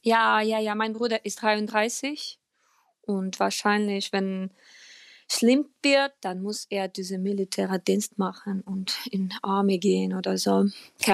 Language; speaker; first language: German; non-native, fluent; Ukrainian